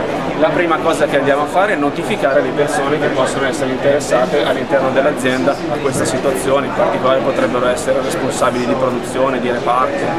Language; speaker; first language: Italian; native; Italian